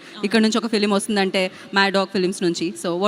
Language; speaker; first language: Telugu; native; Telugu